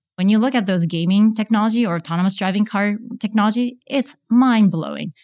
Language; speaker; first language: English; non-native, fluent; Japanese